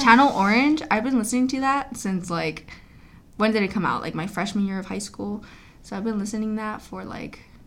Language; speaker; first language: English; early bilingual, other home language; Spanish